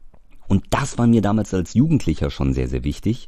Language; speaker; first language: German; native; German